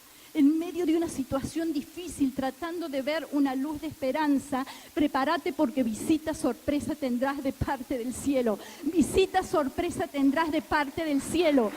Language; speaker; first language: Spanish; native; Spanish